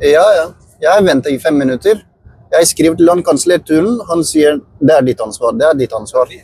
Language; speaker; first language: Norwegian; non-native, learner; Persian